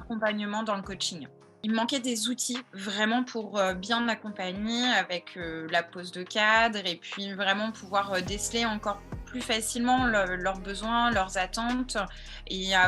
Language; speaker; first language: French; native; French